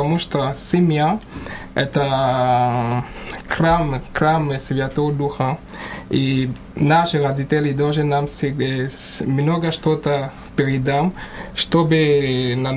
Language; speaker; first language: Ukrainian; non-native, learner; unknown